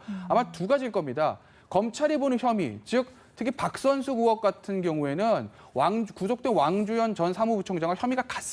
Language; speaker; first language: Korean; native; Korean